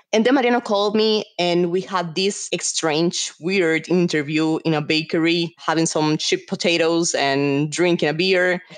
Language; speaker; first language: English; non-native, fluent; Spanish